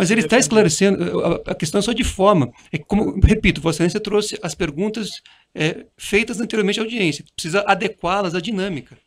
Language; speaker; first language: Portuguese; native; Portuguese